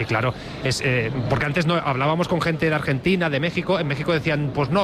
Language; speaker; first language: Spanish; native; Spanish